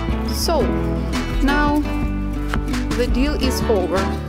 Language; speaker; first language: English; non-native, learner; Russian